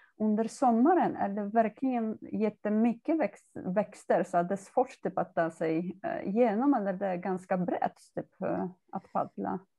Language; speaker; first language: Swedish; non-native, fluent; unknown